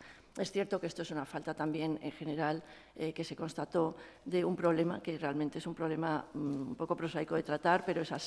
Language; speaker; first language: Spanish; native; Spanish